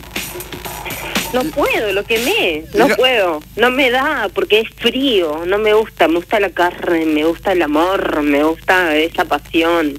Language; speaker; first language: Spanish; native; Spanish